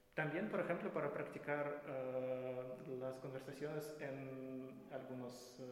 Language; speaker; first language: Spanish; non-native, fluent; Russian